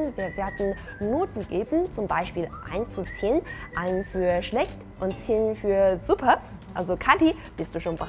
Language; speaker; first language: German; non-native, fluent; Chinese